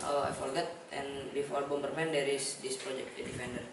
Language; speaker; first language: English; non-native, learner; Indonesian